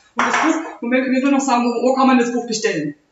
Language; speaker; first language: German; native; German